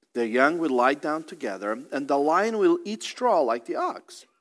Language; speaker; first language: English; non-native, fluent; Portuguese